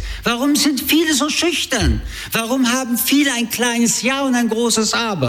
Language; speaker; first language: German; early bilingual, other home language; French